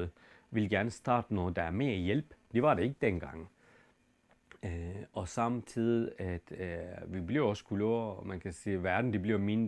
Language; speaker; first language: Danish; non-native, fluent; Turkish